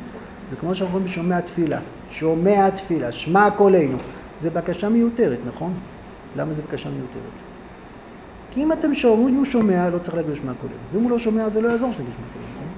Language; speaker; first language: Hebrew; native; Hebrew